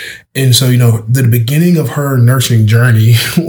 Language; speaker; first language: English; native; English